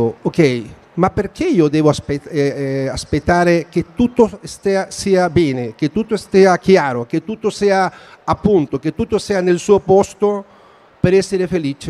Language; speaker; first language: Italian; non-native, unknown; Spanish